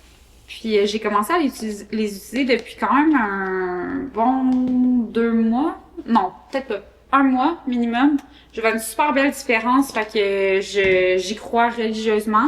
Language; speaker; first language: French; native; French